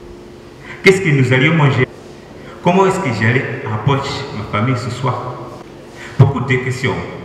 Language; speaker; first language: French; non-native, learner; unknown